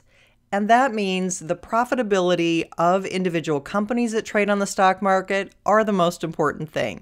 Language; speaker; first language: English; native; English